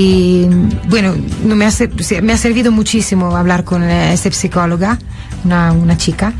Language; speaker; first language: Spanish; non-native, fluent; Italian